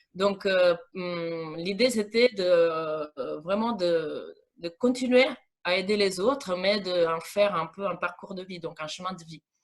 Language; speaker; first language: French; non-native, fluent; Italian